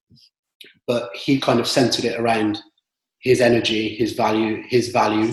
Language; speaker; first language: English; native; English